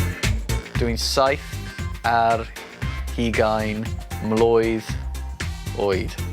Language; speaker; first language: Welsh; non-native, local second language; English